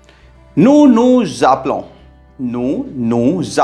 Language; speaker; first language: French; non-native, fluent; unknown